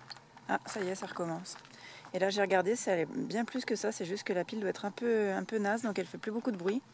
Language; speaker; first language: French; native; French